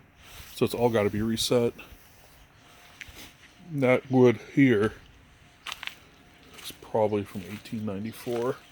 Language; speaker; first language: English; native; English